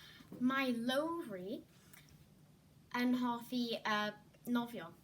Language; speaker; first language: Welsh; non-native, local second language; English